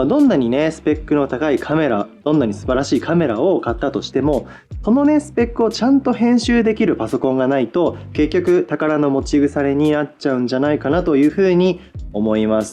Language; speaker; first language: Japanese; native; Japanese